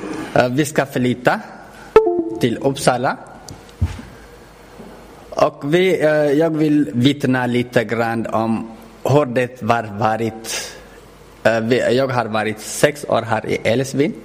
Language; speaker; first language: Swedish; non-native, learner; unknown